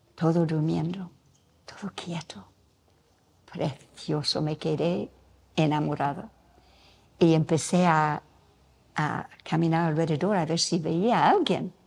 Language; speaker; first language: Spanish; non-native, fluent; English